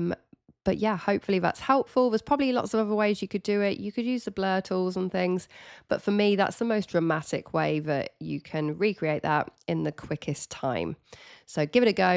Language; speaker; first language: English; native; English